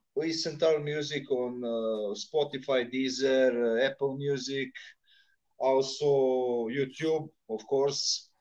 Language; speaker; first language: English; non-native, learner; Serbian